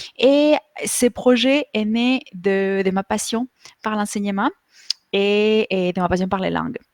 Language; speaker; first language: French; non-native, fluent; Spanish